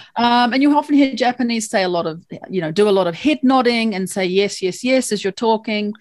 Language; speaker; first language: English; native; English